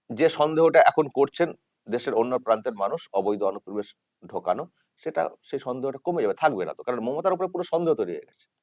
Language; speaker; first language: Bangla; native; Bangla